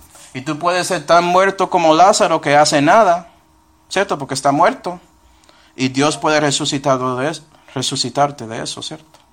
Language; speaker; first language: Spanish; non-native, fluent; English